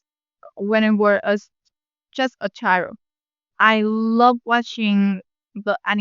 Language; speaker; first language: English; non-native, learner; Vietnamese